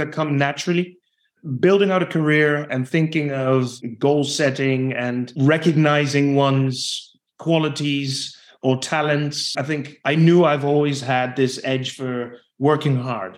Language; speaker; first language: English; non-native, fluent; Dutch